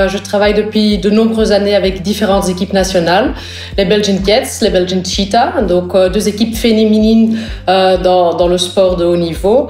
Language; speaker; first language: French; non-native, local second language; Dutch